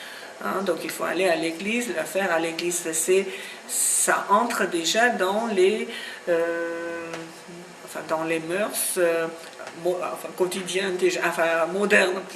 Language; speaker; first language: French; non-native, fluent; Armenian